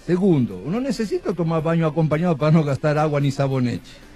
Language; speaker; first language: Portuguese; non-native, fluent; Spanish